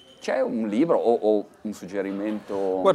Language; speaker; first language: Italian; native; Italian